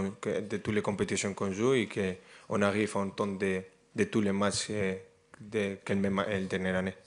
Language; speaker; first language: French; non-native, fluent; Spanish